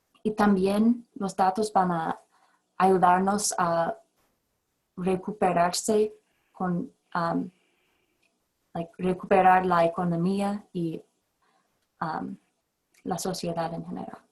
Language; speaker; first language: Spanish; non-native, fluent; English